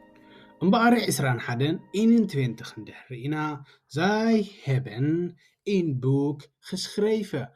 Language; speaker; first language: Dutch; non-native, learner; Tigrinya